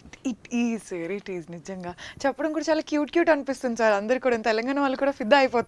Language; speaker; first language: Telugu; native; Telugu